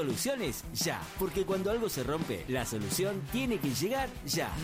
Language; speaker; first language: Spanish; native; Spanish